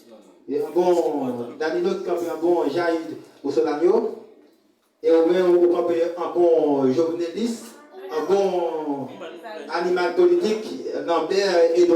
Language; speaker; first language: French; non-native, learner; Haitian Creole